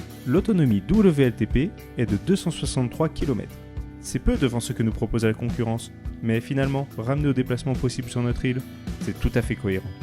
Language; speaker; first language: French; native; French